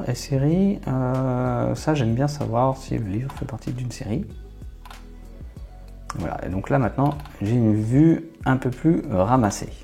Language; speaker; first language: French; native; French